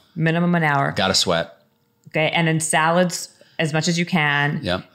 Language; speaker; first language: English; native; English